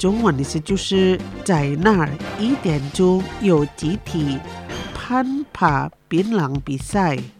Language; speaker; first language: Chinese; non-native, fluent; Indonesian